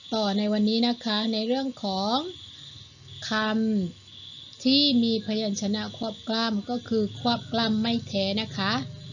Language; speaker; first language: Thai; non-native, local second language; Malay